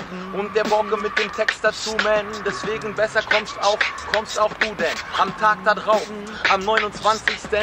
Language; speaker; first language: German; native; German